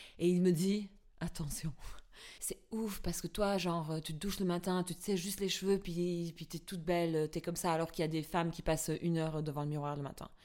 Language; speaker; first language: French; non-native, fluent; Albanian